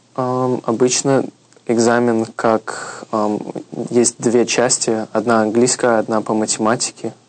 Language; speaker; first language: Russian; early bilingual, heritage; Russian